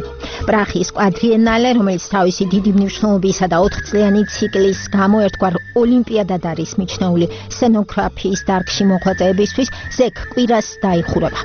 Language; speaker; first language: Georgian; native; Georgian